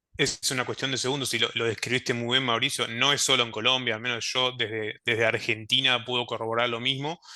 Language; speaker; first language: Spanish; native; Spanish